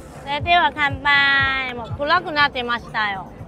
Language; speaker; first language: Japanese; non-native, fluent; Chinese